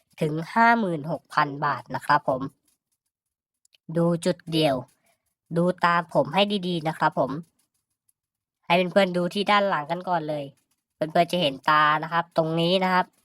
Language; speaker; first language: Thai; native; Thai